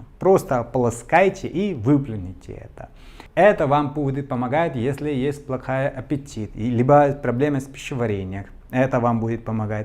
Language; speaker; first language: Russian; non-native, learner; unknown